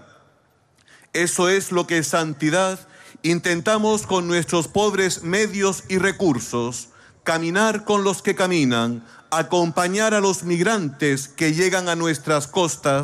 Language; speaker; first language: Spanish; native; Spanish